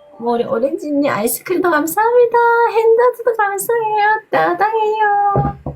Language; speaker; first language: Korean; native; Korean